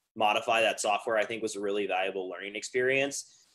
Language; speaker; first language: English; native; English